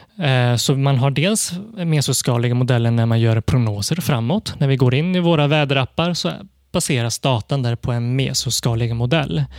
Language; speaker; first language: Swedish; early bilingual, other home language; Cantonese